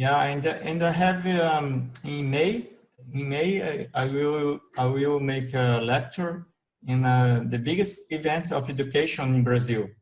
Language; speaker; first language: English; non-native, learner; Portuguese